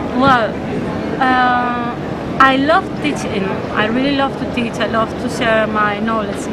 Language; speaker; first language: English; non-native, learner; Spanish